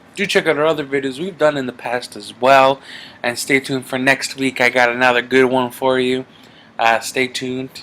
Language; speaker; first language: English; native; English